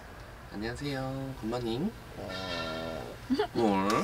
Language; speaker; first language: Korean; native; Korean